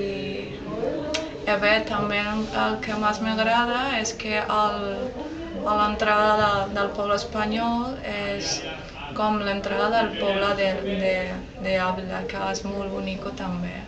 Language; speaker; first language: Catalan; non-native, learner; Spanish